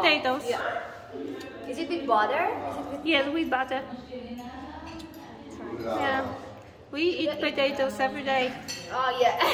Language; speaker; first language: English; non-native, fluent; Polish